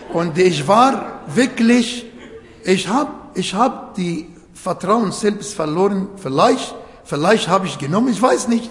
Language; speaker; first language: German; non-native, fluent; Arabic